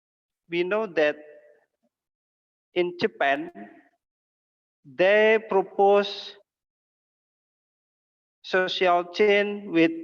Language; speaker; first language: English; non-native, learner; Indonesian